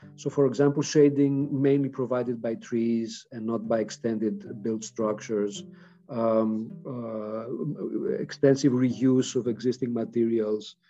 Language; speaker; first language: English; non-native, fluent; Greek